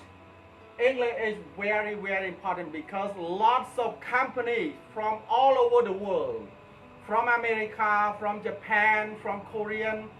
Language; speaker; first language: English; non-native, fluent; Khmer